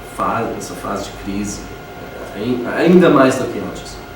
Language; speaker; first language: Portuguese; non-native, fluent; English